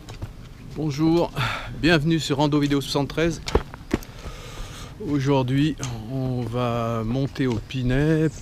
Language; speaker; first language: French; native; French